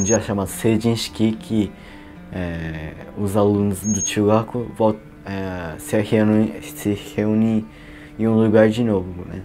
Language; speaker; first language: Portuguese; early bilingual, heritage; Portuguese